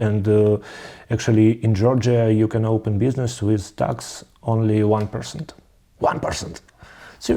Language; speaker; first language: English; non-native, learner; Russian